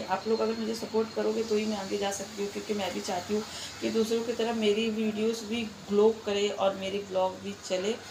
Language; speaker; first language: Hindi; non-native, local second language; Bangla